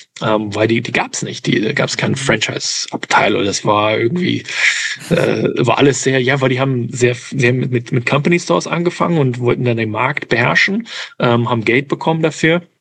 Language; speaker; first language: German; early bilingual, other home language; English